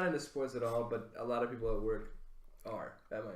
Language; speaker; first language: English; native; English